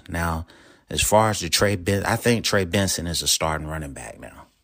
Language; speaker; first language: English; native; English